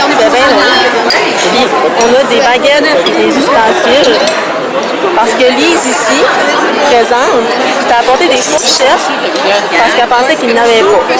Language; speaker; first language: French; early bilingual, other home language; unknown